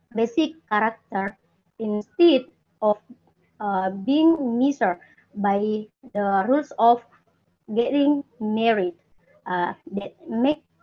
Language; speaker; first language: English; non-native, learner; Indonesian